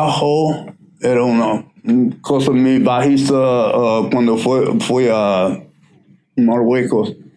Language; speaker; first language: Spanish; non-native, learner; English